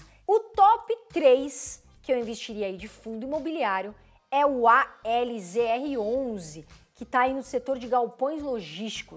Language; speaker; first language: Portuguese; native; Portuguese